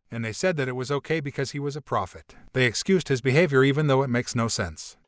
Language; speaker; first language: English; non-native, fluent; Portuguese